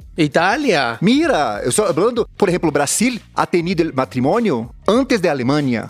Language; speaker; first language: Spanish; non-native, learner; Portuguese